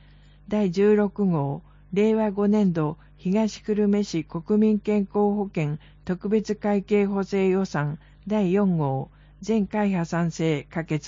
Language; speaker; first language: Japanese; native; Japanese